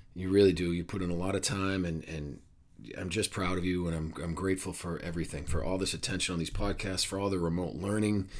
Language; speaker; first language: English; native; English